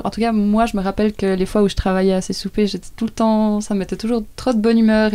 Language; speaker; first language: French; native; French